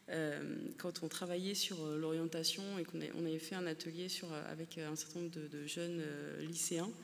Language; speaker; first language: French; native; French